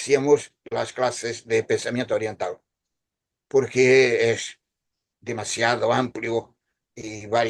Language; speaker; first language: Spanish; non-native, fluent; Portuguese